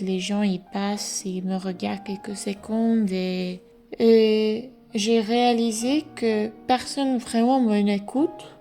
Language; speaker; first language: French; non-native, fluent; English